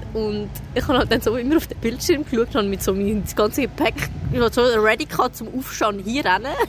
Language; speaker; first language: German; native; German